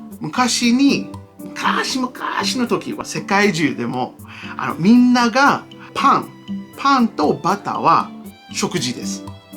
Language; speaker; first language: Japanese; non-native, fluent; English